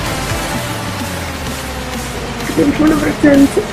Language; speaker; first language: German; native; German